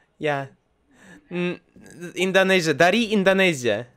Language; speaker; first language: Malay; non-native, learner; Russian